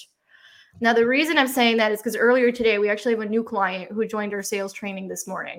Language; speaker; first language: English; native; English